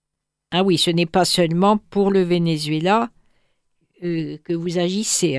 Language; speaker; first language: French; native; French